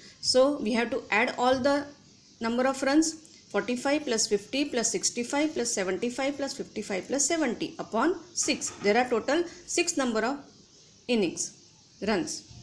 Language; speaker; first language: English; non-native, local second language; Gujarati